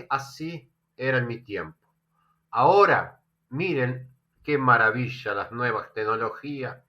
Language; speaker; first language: Spanish; native; Spanish